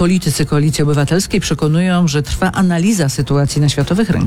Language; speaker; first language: Polish; native; Polish